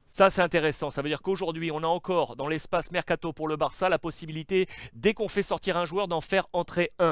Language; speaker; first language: French; native; French